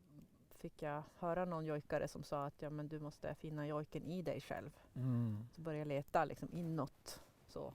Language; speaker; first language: Swedish; native; Swedish